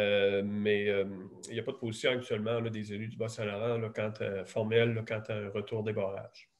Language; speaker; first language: French; native; French